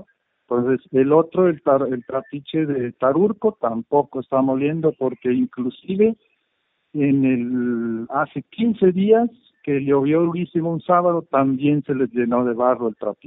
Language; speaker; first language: Spanish; native; Spanish